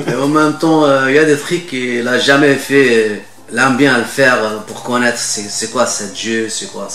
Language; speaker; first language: French; non-native, learner; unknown